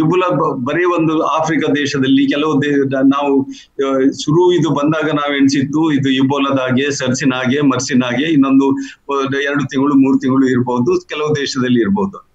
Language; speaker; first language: Kannada; non-native, local second language; Tulu